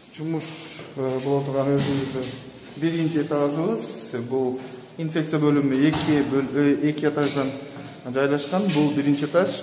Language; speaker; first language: Kyrgyz; non-native, local second language; Uzbek